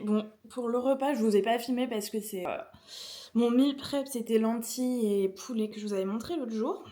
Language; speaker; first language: French; native; French